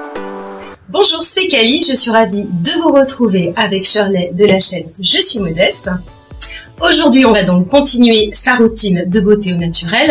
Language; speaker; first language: French; native; French